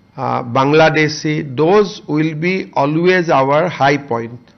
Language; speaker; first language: English; non-native, local second language; Assamese